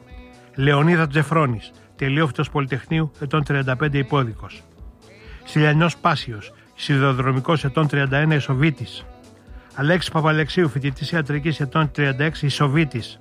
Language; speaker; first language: Greek; native; Greek